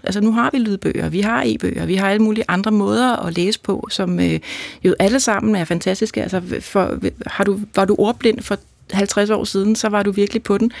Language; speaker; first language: Danish; native; Danish